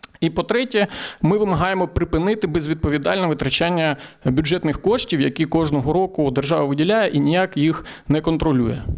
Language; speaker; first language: Ukrainian; native; Ukrainian